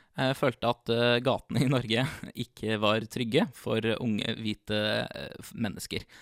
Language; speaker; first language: Norwegian; native; Norwegian